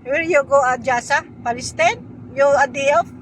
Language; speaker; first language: English; non-native, learner; Filipino